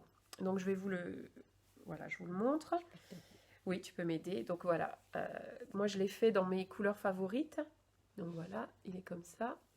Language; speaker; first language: French; native; French